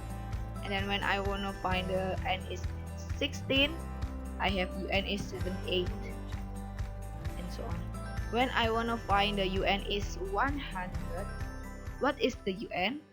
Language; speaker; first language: English; non-native, learner; Indonesian